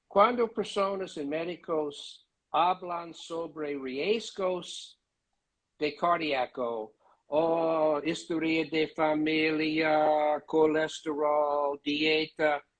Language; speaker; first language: Spanish; non-native, learner; English